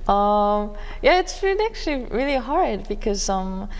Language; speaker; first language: English; native; English